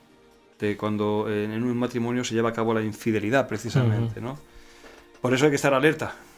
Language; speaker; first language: Spanish; native; Spanish